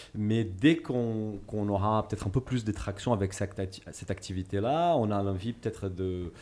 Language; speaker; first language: French; non-native, fluent; Portuguese